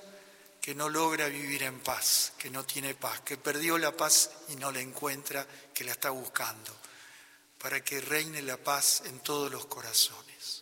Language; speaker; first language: Spanish; native; Spanish